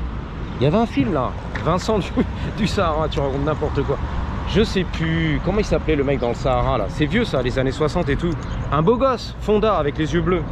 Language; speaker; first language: French; native; French